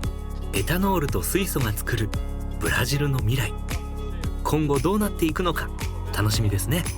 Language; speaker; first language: Japanese; native; Japanese